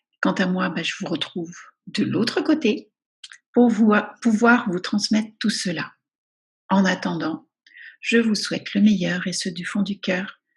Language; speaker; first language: French; native; French